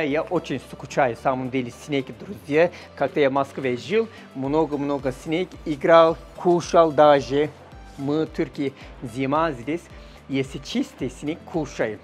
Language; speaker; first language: Russian; non-native, learner; Turkish